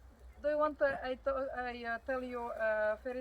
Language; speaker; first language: English; non-native, learner; Romanian